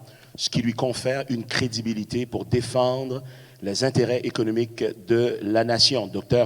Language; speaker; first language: French; native; French